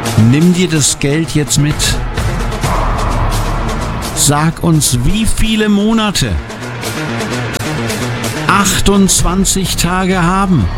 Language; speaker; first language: German; native; German